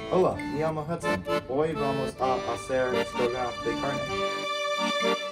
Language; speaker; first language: Spanish; non-native, learner; English